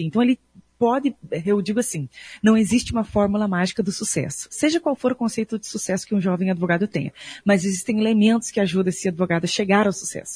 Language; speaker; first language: Portuguese; native; Portuguese